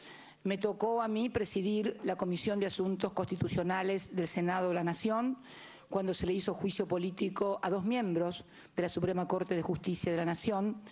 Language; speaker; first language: Spanish; native; Spanish